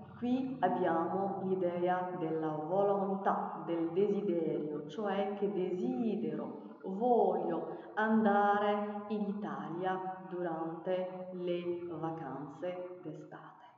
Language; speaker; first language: Italian; non-native, fluent; Arabic